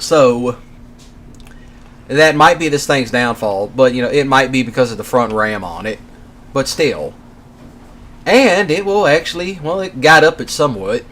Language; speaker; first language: English; native; English